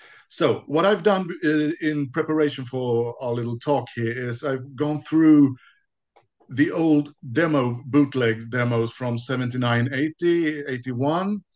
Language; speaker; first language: English; non-native, fluent; Swedish